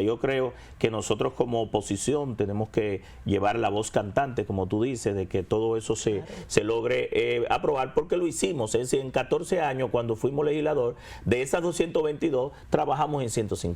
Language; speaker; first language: Spanish; native; Spanish